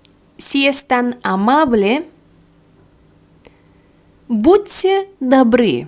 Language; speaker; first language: Spanish; non-native, fluent; Russian